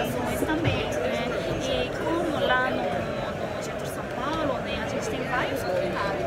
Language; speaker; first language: Portuguese; non-native, learner; Japanese